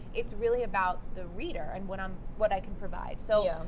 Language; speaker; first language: English; native; English